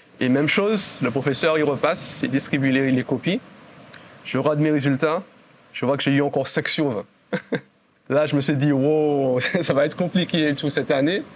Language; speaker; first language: French; native; French